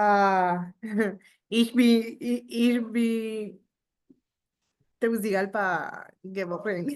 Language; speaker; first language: German; non-native, learner; Spanish